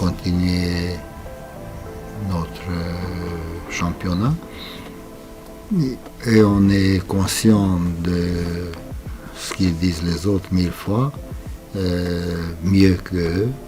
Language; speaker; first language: French; non-native, fluent; Romanian